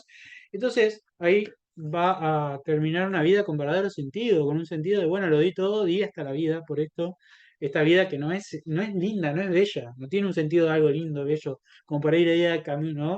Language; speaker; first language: Spanish; native; Spanish